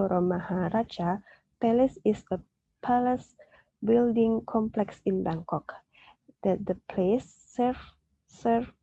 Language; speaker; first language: English; non-native, learner; Indonesian